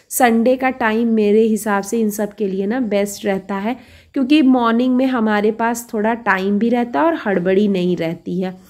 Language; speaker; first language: Hindi; native; Hindi